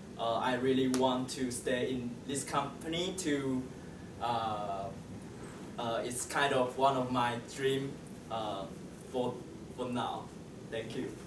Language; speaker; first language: English; non-native, learner; Chinese